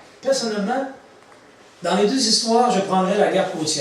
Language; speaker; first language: French; native; French